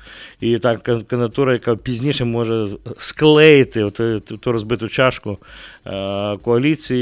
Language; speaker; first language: Ukrainian; native; Ukrainian